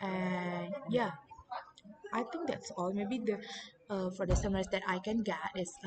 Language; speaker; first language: English; non-native, learner; Indonesian